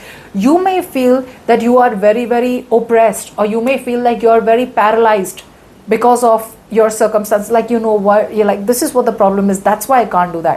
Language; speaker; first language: English; non-native, local second language; Hindi